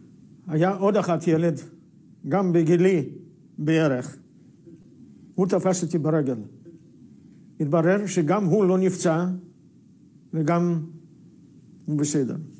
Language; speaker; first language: Hebrew; non-native, fluent; Yiddish